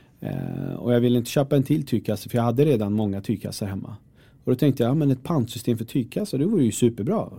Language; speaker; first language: Swedish; early bilingual, other home language; Kurdish